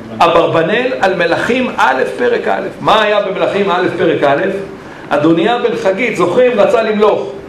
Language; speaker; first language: Hebrew; native; Hebrew